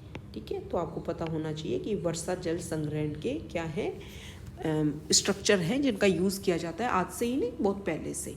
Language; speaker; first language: Hindi; native; Hindi